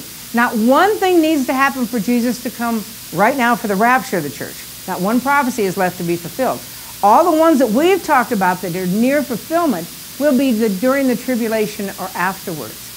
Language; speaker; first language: English; native; English